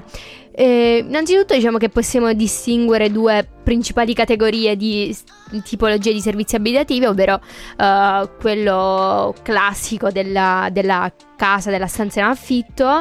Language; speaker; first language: Italian; native; Italian